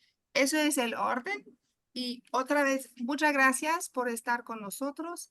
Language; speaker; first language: Spanish; non-native, fluent; German